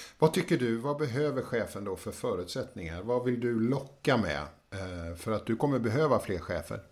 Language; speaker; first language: Swedish; native; Swedish